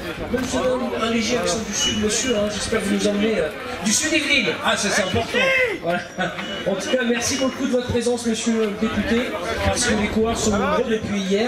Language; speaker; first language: French; native; French